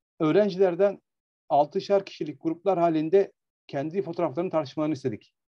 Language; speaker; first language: Turkish; native; Turkish